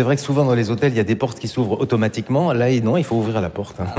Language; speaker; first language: French; native; French